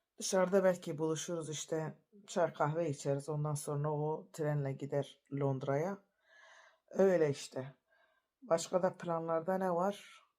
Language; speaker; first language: Turkish; native; Turkish